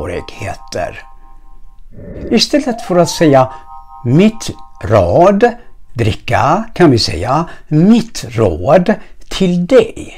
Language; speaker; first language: Swedish; non-native, fluent; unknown